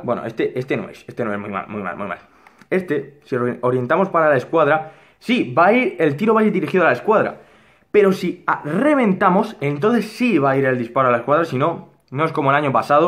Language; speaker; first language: Spanish; native; Spanish